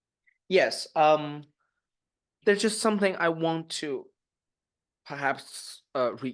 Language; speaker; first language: English; non-native, fluent; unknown